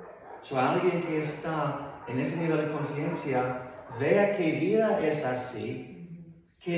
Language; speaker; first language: Spanish; non-native, fluent; English